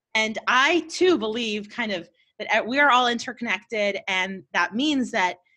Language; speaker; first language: English; native; English